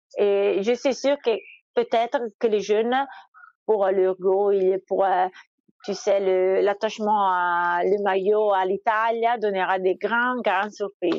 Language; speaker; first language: French; non-native, fluent; Italian